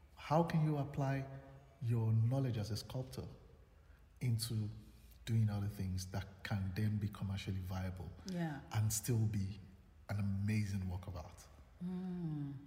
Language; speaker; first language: English; non-native, local second language; Yoruba